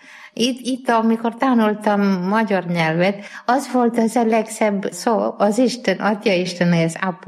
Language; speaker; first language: Hungarian; non-native, fluent; Malayalam